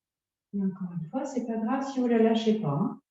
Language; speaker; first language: French; native; French